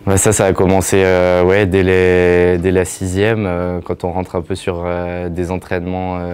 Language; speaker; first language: French; native; French